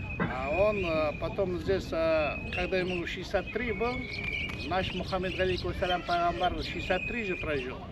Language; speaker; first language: Russian; non-native, local second language; Kazakh